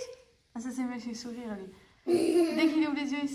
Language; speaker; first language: French; native; French